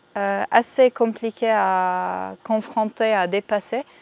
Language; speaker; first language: French; non-native, fluent; Arabic